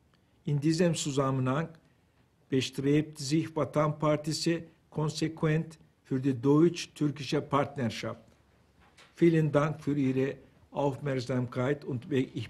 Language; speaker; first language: German; non-native, fluent; Turkish